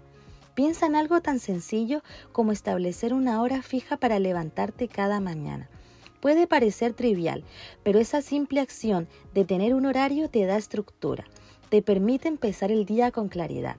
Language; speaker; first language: Spanish; native; Spanish